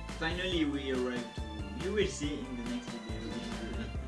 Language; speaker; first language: English; non-native, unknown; French